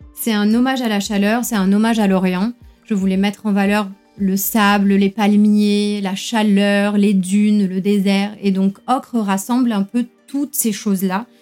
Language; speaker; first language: French; non-native, local second language; Arabic